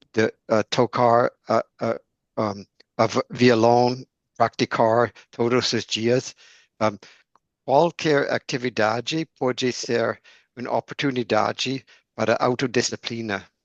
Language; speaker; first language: Portuguese; non-native, learner; English